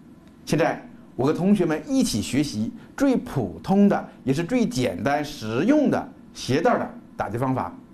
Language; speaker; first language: Chinese; native; Chinese